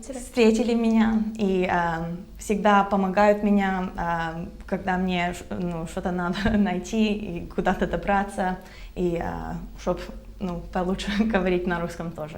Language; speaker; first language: Russian; non-native, learner; English